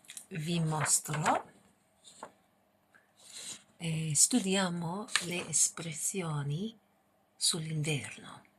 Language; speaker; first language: Italian; non-native, fluent; English